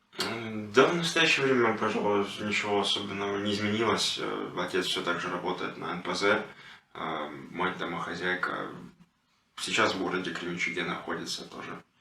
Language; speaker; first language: Russian; non-native, local second language; Ukrainian